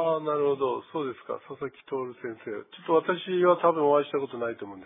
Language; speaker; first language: Japanese; native; Japanese